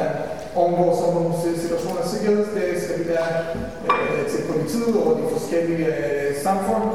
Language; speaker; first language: Danish; non-native, fluent; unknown